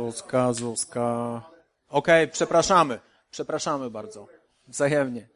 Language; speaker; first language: Polish; native; Polish